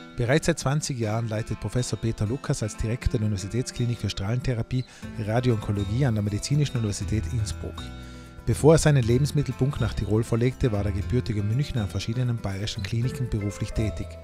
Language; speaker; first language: German; native; German